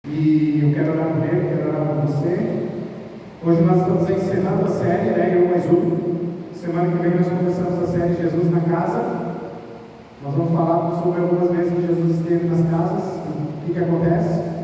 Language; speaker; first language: Portuguese; native; Portuguese